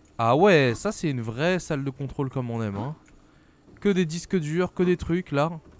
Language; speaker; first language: French; native; French